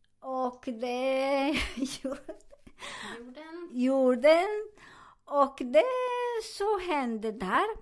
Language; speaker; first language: Swedish; non-native, learner; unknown